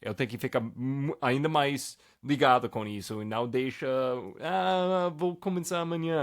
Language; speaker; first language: Portuguese; non-native, fluent; English